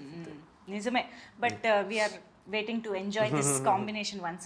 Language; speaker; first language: Telugu; native; Telugu